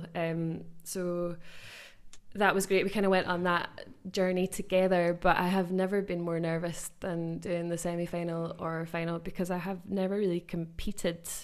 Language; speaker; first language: English; native; English